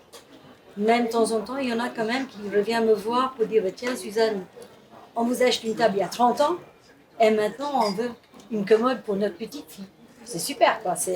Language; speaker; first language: French; non-native, fluent; English